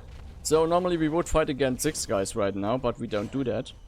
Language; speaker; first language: English; non-native, fluent; German